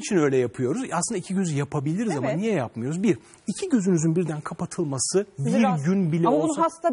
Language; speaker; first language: Turkish; native; Turkish